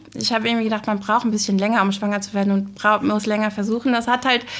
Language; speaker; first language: German; native; German